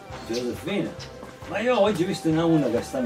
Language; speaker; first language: Italian; early bilingual, heritage; English